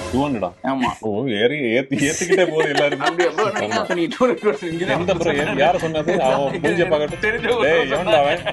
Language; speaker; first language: Tamil; native; Tamil